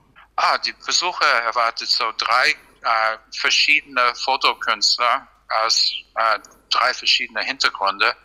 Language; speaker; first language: German; non-native, fluent; English